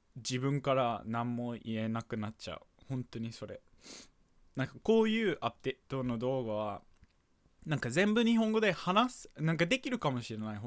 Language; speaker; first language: Japanese; non-native, fluent; English